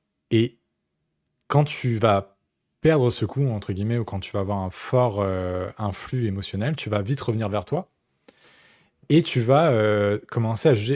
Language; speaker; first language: French; native; French